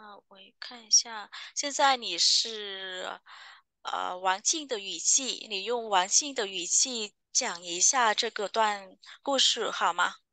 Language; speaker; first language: Chinese; non-native, fluent; Vietnamese